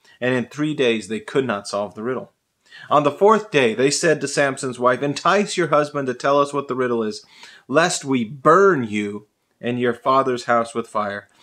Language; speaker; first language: English; native; English